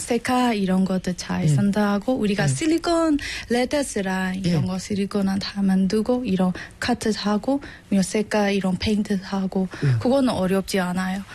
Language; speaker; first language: Korean; non-native, learner; Burmese